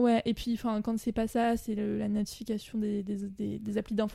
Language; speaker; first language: French; native; French